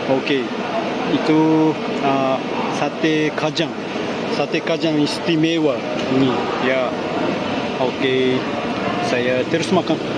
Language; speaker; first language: Malay; non-native, learner; Japanese